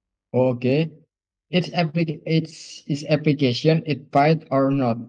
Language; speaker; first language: English; non-native, learner; Indonesian